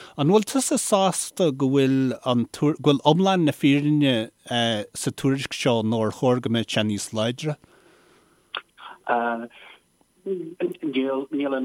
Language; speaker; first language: Irish; native; Irish